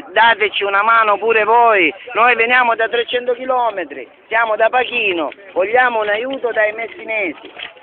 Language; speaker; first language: Italian; native; Italian